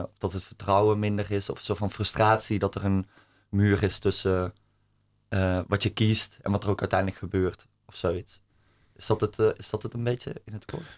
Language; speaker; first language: Dutch; native; Dutch